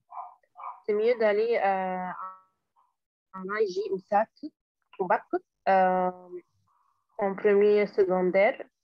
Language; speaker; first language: French; non-native, learner; Arabic